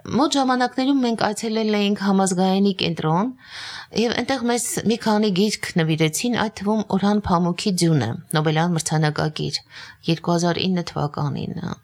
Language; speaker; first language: Armenian; native; Armenian